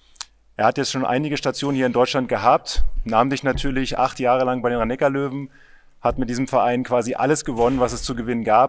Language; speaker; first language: German; native; German